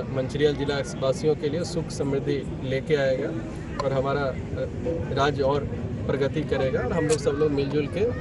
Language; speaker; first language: Hindi; non-native, local second language; Telugu